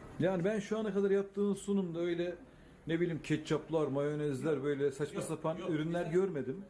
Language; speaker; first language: Turkish; native; Turkish